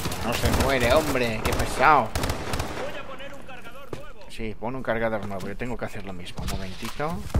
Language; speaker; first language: Spanish; native; Spanish